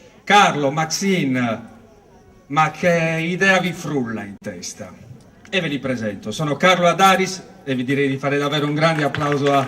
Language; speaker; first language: Italian; native; Italian